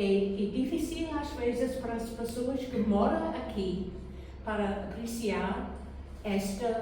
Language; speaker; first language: Portuguese; non-native, learner; English